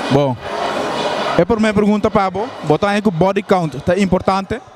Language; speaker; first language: Portuguese; non-native, learner; Dutch